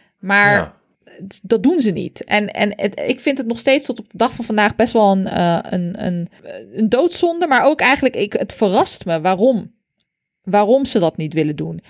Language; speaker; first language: Dutch; early bilingual, other home language; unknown